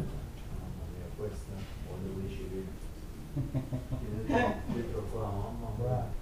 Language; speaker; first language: Italian; non-native, learner; Arabic